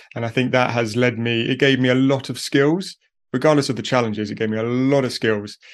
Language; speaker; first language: English; native; English